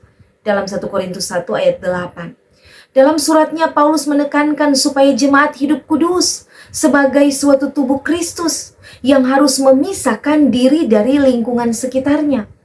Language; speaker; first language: Indonesian; native; Indonesian